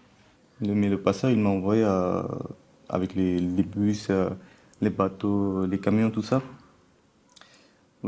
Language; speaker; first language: French; non-native, fluent; Bangla